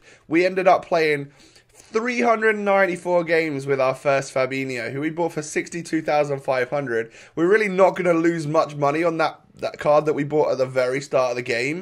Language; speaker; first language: English; native; English